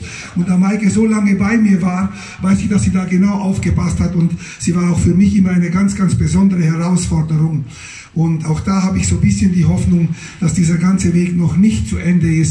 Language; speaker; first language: German; native; German